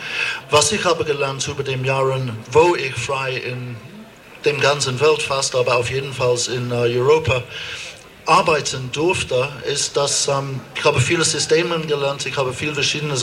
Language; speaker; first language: German; non-native, fluent; English